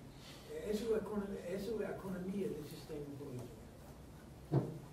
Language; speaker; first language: Portuguese; non-native, fluent; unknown